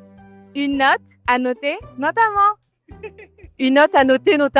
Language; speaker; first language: French; native; French